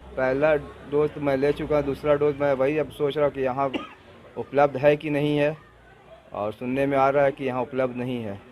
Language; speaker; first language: Hindi; native; Hindi